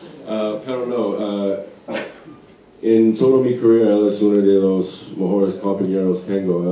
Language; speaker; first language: Spanish; non-native, learner; English